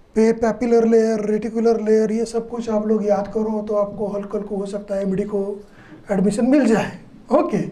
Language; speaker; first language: Hindi; non-native, local second language; Marathi